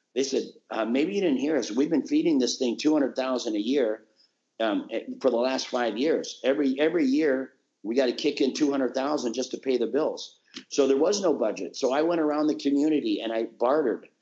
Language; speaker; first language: English; native; English